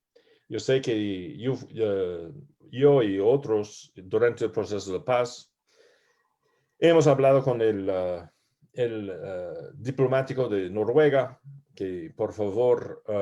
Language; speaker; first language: Spanish; non-native, learner; English